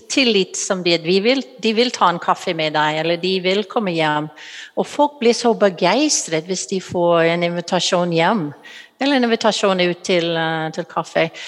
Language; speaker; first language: Norwegian; non-native, fluent; English